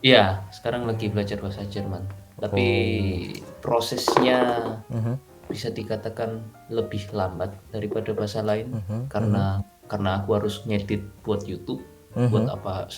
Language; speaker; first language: Indonesian; native; Indonesian